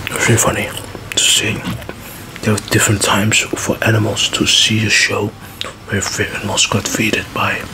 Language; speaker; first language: English; non-native, fluent; Dutch